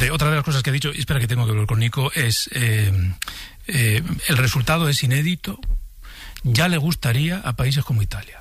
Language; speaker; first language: Spanish; native; Spanish